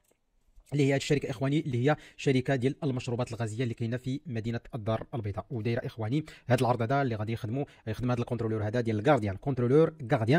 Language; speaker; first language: Arabic; native; Arabic